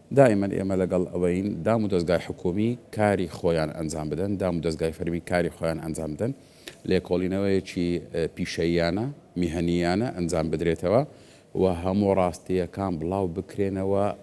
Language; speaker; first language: Central Kurdish; non-native, local second language; Assyrian Neo-Aramaic